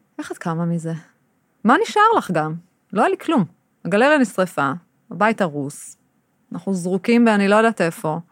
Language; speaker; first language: Hebrew; early bilingual, other home language; English